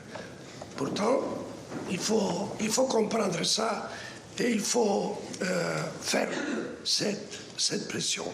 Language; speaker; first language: French; non-native, fluent; Spanish